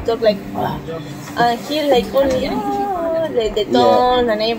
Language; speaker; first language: English; non-native, learner; Spanish